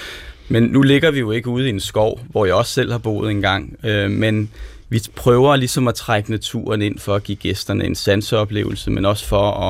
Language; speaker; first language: Danish; native; Danish